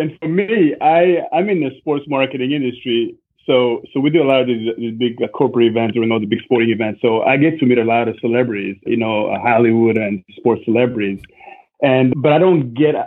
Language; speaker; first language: English; non-native, local second language; Kinyarwanda